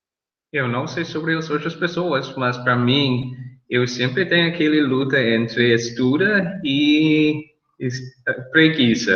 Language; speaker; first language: Portuguese; non-native, learner; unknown